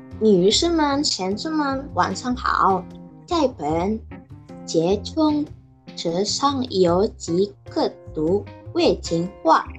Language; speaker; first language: Chinese; non-native, learner; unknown